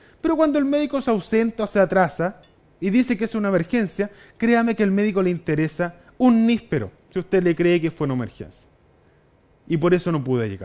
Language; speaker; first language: Spanish; native; Spanish